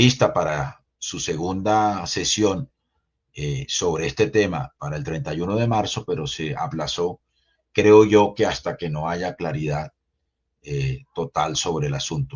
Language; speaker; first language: Spanish; native; Spanish